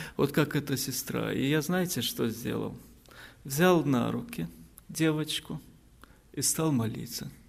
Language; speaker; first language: Russian; non-native, local second language; Azerbaijani